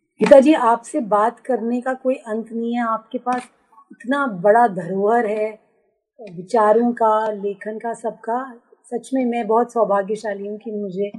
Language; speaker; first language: Hindi; native; Hindi